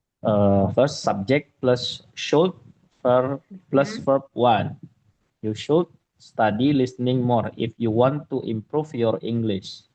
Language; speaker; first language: English; non-native, learner; Indonesian